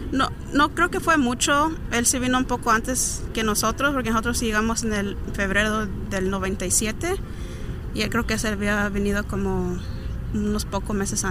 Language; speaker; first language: Spanish; early bilingual, heritage; Spanish